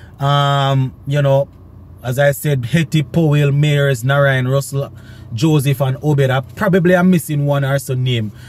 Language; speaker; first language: English; native; English